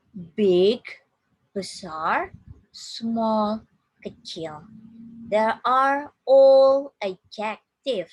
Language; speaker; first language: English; non-native, fluent; Indonesian